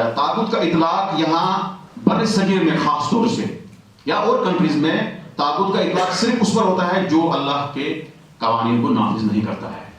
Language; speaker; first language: Urdu; non-native, local second language; Kashmiri